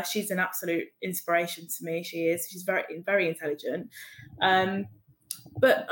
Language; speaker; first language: English; native; English